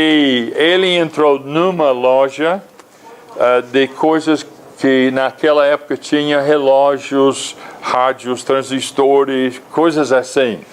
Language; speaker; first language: Portuguese; non-native, fluent; English